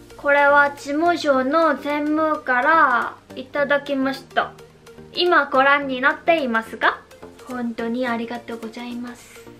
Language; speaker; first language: Japanese; non-native, learner; Korean